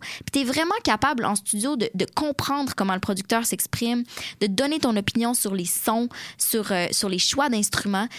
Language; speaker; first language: French; native; French